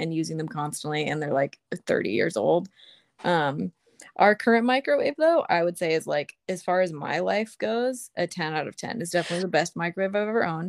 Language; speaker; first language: English; native; English